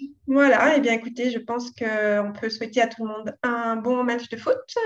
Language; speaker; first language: French; native; French